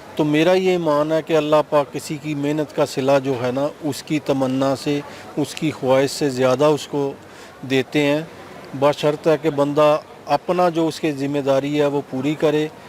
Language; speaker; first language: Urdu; non-native, local second language; Punjabi